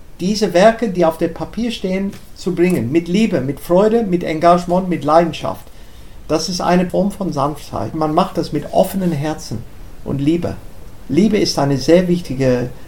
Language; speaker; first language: German; non-native, fluent; English